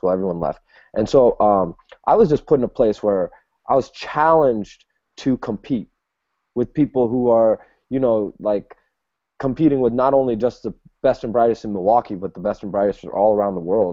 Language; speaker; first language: English; native; English